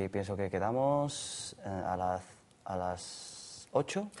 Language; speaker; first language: Spanish; non-native, learner; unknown